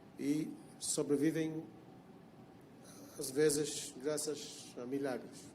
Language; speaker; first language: Portuguese; non-native, fluent; Hebrew